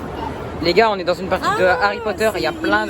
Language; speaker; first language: French; native; French